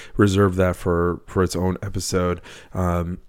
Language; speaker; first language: English; native; English